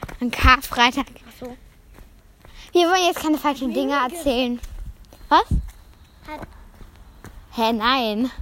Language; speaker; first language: German; native; German